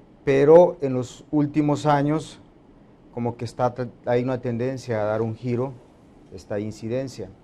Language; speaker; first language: Spanish; native; Spanish